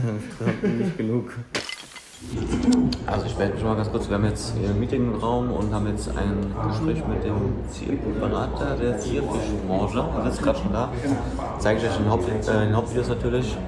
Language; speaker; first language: German; native; German